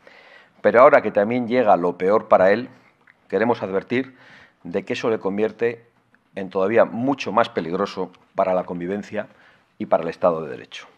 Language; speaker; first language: Spanish; native; Spanish